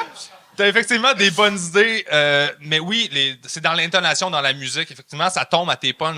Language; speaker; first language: French; native; French